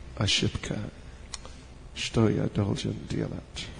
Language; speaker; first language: Russian; non-native, learner; English